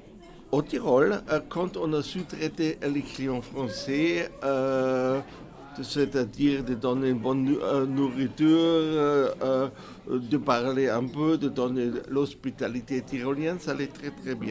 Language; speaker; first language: French; non-native, fluent; German